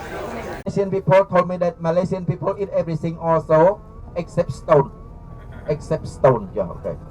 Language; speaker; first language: English; non-native, learner; Khmer